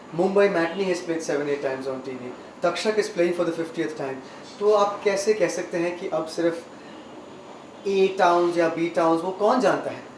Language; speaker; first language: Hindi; non-native, local second language; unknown